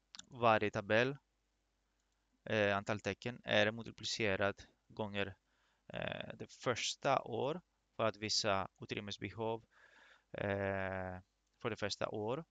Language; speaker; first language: Swedish; non-native, fluent; Greek